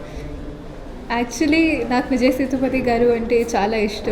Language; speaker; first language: Telugu; non-native, local second language; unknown